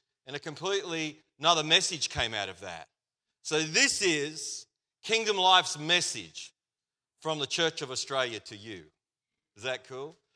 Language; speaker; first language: English; native; English